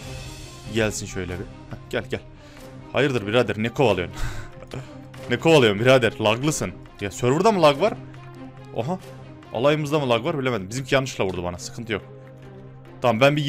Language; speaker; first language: Turkish; native; Turkish